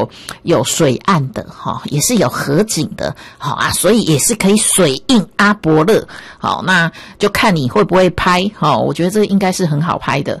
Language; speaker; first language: Chinese; native; Chinese